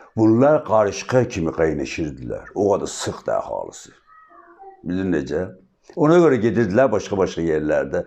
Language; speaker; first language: Azerbaijani; native; Azerbaijani